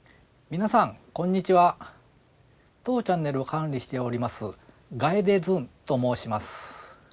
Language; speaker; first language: Japanese; native; Japanese